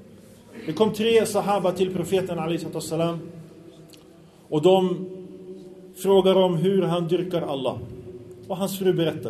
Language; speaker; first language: Swedish; early bilingual, other home language; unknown